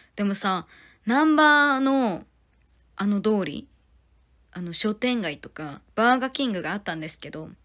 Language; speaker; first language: Japanese; non-native, fluent; Korean